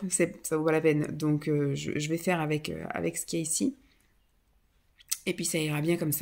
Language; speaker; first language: French; native; French